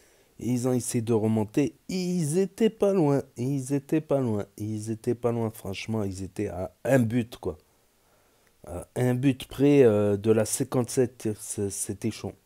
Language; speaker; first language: French; native; French